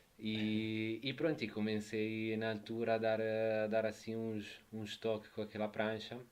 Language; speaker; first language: Portuguese; non-native, fluent; Italian